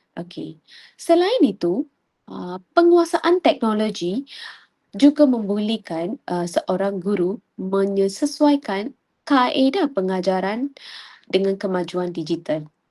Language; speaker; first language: Malay; non-native, local second language; Tamil